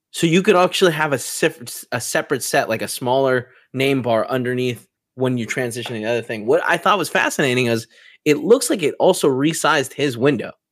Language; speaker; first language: English; native; English